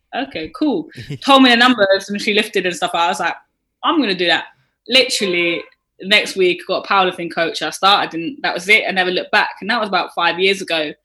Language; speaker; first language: English; native; English